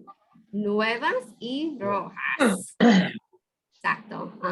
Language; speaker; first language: Spanish; non-native, fluent; English